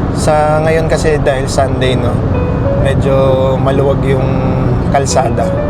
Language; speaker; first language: Filipino; native; Filipino